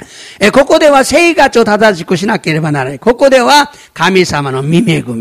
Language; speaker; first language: Japanese; non-native, fluent; Korean